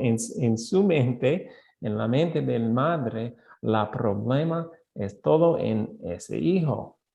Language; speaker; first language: Spanish; non-native, fluent; English